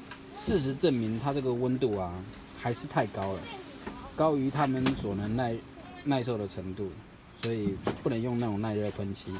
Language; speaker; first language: Chinese; native; Chinese